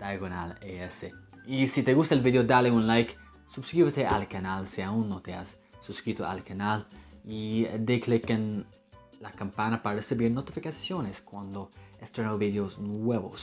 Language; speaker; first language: Spanish; non-native, fluent; English